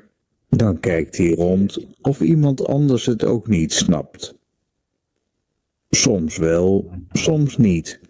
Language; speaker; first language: Dutch; non-native, learner; Indonesian